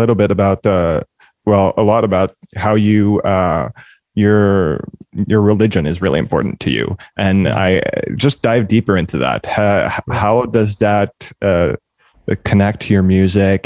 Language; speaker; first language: English; non-native, fluent; French